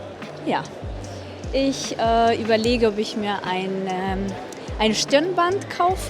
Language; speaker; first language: German; non-native, fluent; Russian